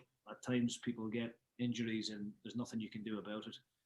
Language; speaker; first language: English; native; English